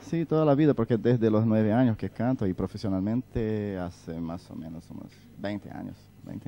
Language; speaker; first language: Spanish; non-native, fluent; Portuguese